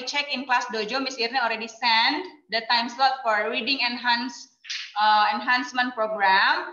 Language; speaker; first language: English; non-native, fluent; Indonesian